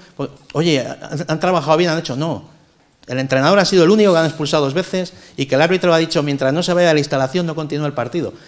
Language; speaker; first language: Spanish; native; Spanish